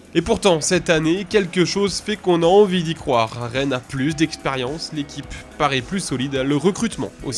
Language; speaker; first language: French; native; French